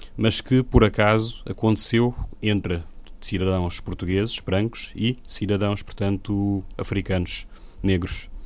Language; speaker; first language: Portuguese; non-native, local second language; Upper Guinea Crioulo